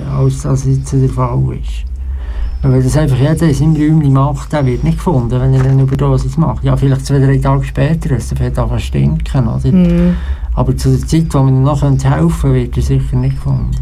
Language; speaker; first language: German; native; German